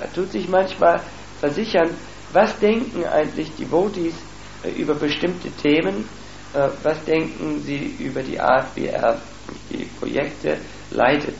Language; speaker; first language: German; native; German